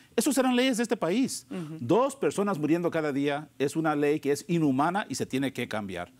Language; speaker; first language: Spanish; early bilingual, heritage; Spanish